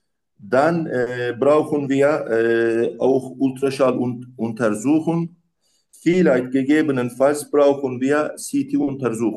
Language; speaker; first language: German; non-native, learner; Turkish